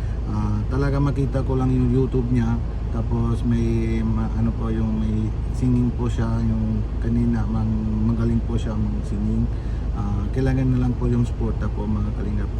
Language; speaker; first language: Filipino; non-native, learner; Punjabi